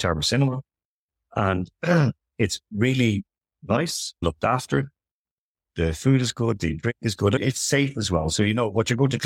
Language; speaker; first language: English; native; English